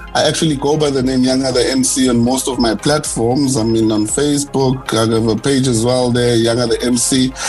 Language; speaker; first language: English; non-native, local second language; Zulu